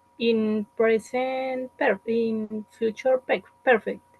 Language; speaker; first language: English; non-native, learner; Spanish